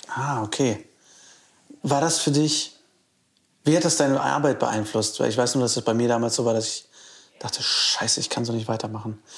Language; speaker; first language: German; native; German